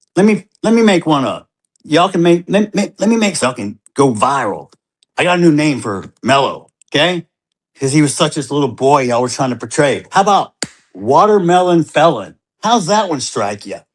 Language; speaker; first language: English; native; English